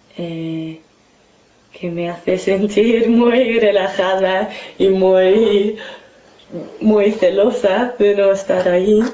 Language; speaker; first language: Spanish; non-native, fluent; English